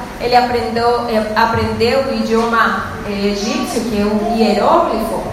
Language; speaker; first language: Portuguese; non-native, fluent; Spanish